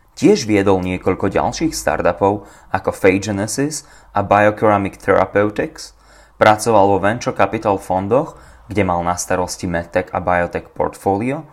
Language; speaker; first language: English; non-native, fluent; Slovak